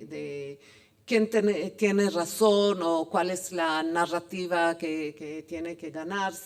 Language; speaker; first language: Spanish; non-native, fluent; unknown